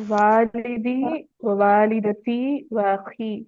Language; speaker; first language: Arabic; non-native, learner; Tamil